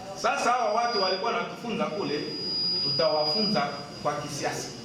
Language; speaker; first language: Swahili; non-native, local second language; Nande